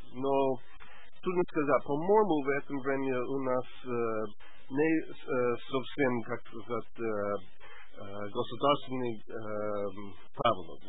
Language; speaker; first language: Russian; non-native, learner; English